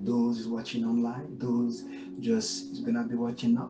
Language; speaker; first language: English; non-native, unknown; Haitian Creole